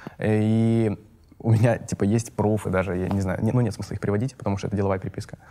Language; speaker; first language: Russian; native; Russian